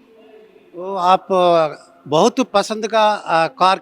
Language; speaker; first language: Hindi; non-native, local second language; Telugu